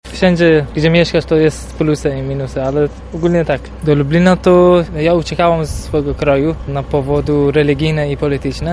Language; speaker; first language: Polish; non-native, learner; Persian